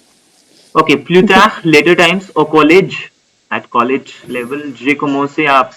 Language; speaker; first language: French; non-native, fluent; Hindi